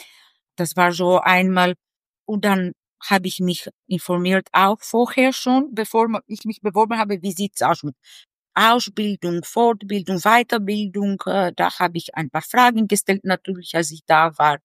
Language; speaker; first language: German; non-native, fluent; Greek